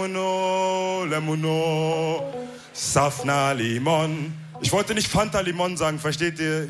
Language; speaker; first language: German; early bilingual, other home language; Wolof